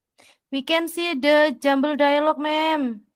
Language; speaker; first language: English; non-native, learner; Indonesian